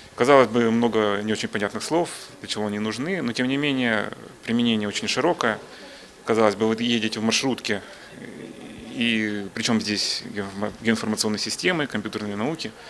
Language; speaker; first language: Russian; native; Russian